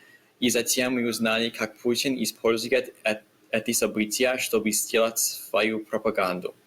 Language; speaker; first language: Russian; non-native, learner; English